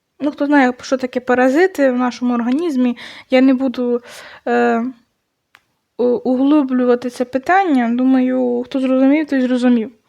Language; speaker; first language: Ukrainian; non-native, local second language; Russian